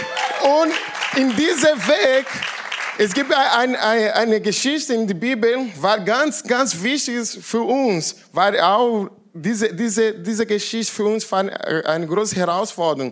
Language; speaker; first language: German; non-native, learner; Portuguese